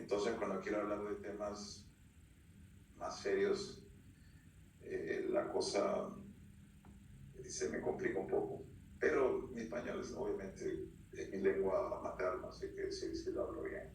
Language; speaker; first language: Spanish; early bilingual, heritage; Spanish